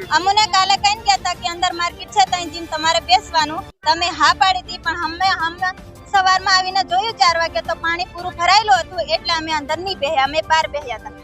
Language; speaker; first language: Gujarati; non-native, local second language; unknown